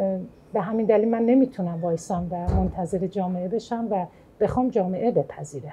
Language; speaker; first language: Persian; native; Persian